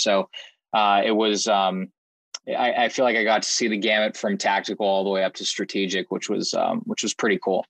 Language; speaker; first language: English; native; English